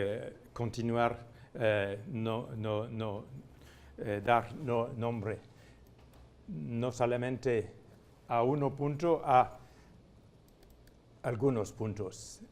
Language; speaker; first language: Spanish; non-native, fluent; French